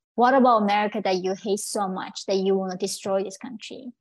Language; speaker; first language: English; early bilingual, other home language; Korean